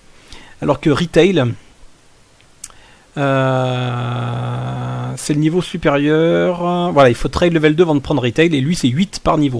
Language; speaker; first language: French; native; French